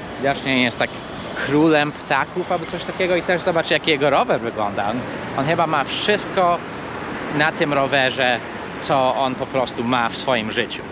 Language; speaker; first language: Polish; non-native, fluent; English